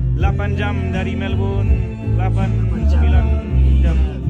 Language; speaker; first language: Indonesian; non-native, learner; English